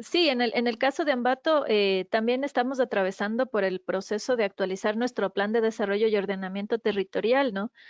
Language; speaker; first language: Spanish; native; Spanish